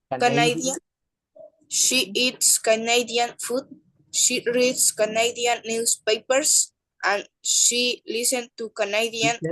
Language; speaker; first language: English; non-native, learner; Spanish